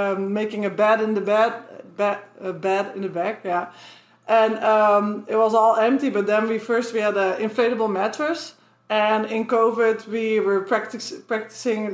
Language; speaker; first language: English; non-native, fluent; Dutch